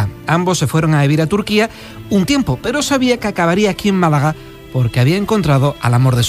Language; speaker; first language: Spanish; native; Spanish